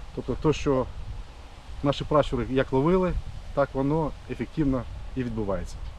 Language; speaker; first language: Ukrainian; non-native, local second language; Russian